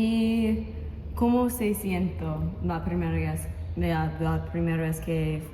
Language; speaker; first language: Spanish; non-native, learner; English